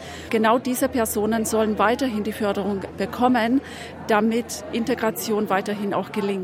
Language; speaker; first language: German; native; German